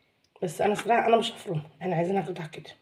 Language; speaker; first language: Arabic; native; Arabic